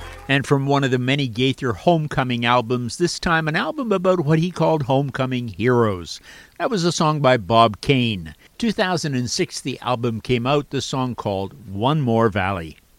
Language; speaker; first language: English; native; English